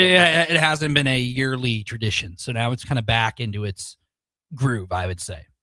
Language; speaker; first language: English; native; English